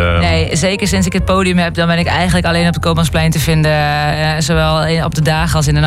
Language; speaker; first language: Dutch; native; Dutch